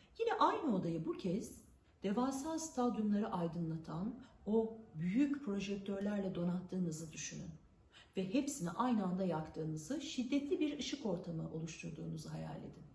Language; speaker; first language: Turkish; native; Turkish